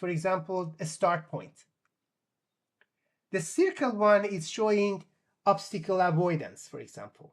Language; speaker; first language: English; non-native, fluent; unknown